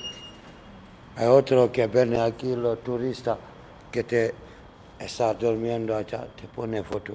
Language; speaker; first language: Spanish; non-native, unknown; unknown